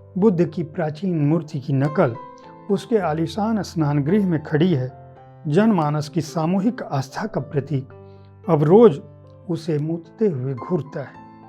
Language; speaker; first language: Hindi; native; Hindi